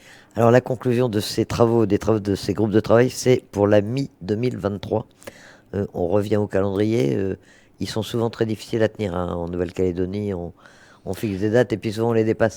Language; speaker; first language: French; native; French